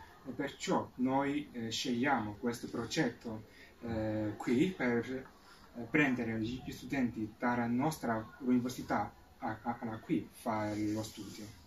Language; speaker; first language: Italian; non-native, fluent; Chinese